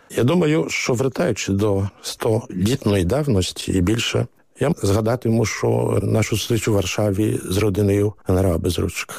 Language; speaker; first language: Ukrainian; early bilingual, heritage; Ukrainian